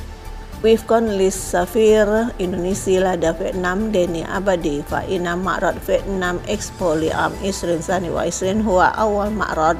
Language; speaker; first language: Arabic; non-native, fluent; Indonesian